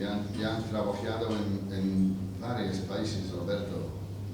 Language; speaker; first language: Spanish; non-native, fluent; English